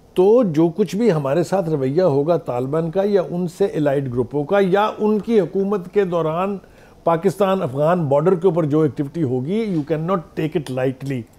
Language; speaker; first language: Urdu; native; Urdu